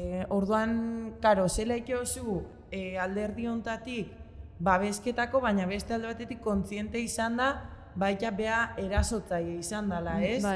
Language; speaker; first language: Basque; native; Basque